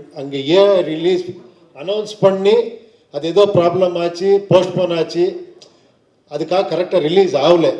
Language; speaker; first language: Tamil; non-native, learner; Kannada